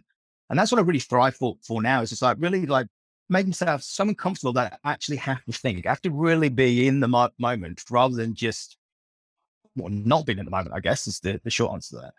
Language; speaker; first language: English; native; English